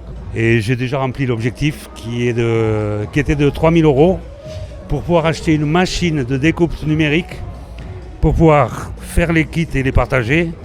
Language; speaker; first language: French; native; French